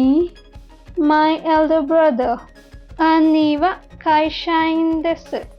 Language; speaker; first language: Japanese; non-native, learner; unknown